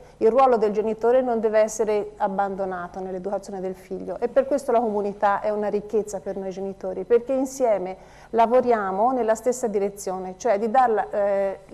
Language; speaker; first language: Italian; native; Italian